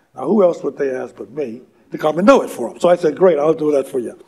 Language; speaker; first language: English; native; English